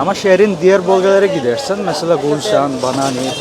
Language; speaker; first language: Turkish; non-native, fluent; Bangla